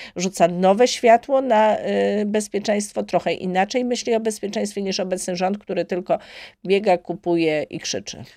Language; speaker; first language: Polish; native; Polish